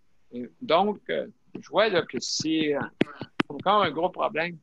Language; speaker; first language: French; native; French